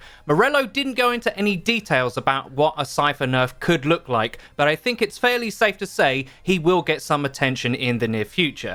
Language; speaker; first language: English; native; English